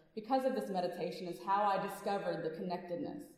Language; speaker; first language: English; early bilingual, other home language; Hindi